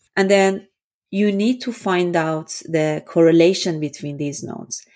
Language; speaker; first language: English; non-native, fluent; Persian